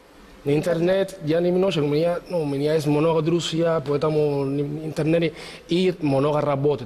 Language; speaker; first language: Russian; non-native, learner; Spanish